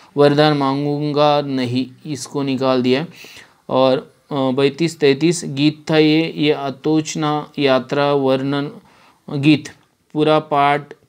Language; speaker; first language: Hindi; non-native, local second language; Marathi